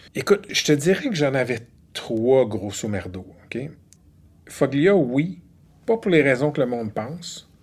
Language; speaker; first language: French; native; French